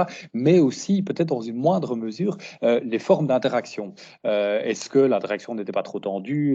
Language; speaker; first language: French; native; French